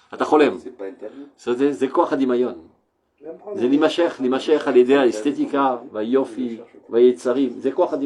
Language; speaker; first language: Hebrew; non-native, fluent; French